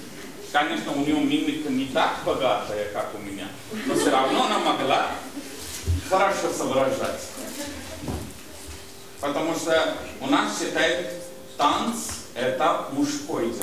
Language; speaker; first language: Russian; non-native, learner; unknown